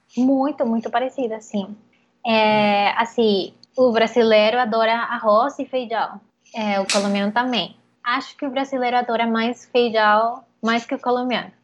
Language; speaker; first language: Portuguese; non-native, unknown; Spanish